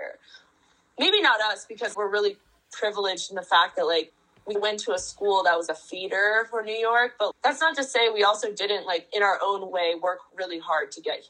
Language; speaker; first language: English; native; English